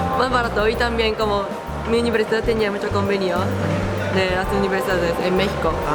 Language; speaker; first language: Spanish; non-native, fluent; Japanese